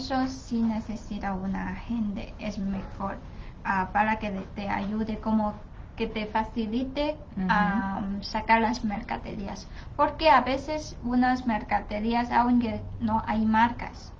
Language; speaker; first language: Spanish; non-native, learner; Chinese